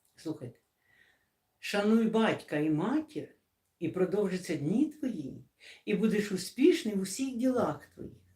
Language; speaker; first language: Ukrainian; non-native, local second language; Russian